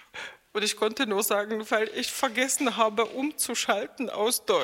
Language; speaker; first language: German; non-native, fluent; Czech